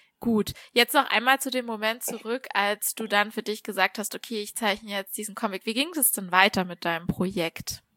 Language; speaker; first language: German; native; German